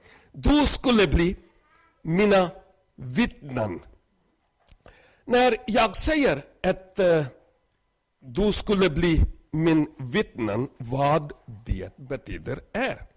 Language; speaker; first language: Swedish; non-native, learner; Urdu